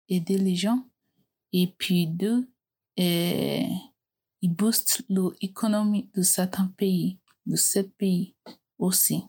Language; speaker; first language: French; non-native, learner; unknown